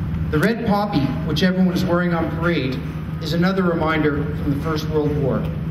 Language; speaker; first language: English; native; English